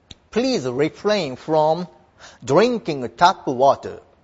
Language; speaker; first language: English; non-native, fluent; Japanese